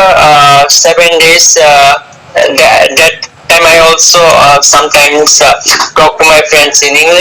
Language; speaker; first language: English; non-native, learner; Bangla